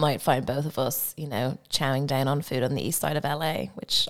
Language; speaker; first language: English; native; English